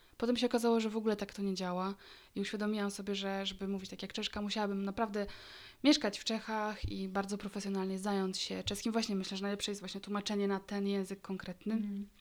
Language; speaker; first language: Polish; native; Polish